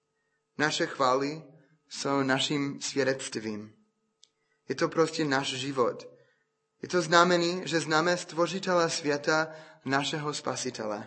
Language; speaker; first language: Czech; non-native, fluent; English